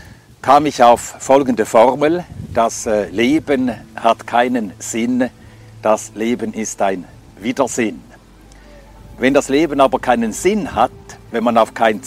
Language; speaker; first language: German; non-native, fluent; Swedish